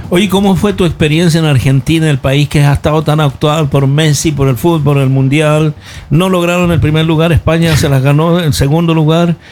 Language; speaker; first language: Spanish; native; Spanish